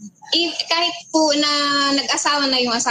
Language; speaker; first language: Filipino; non-native, local second language; Aklanon